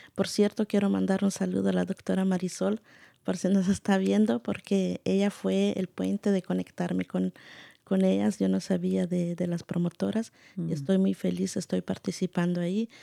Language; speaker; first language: Spanish; native; Spanish